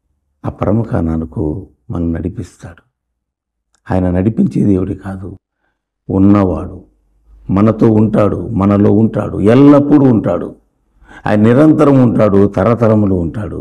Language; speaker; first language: Telugu; native; Telugu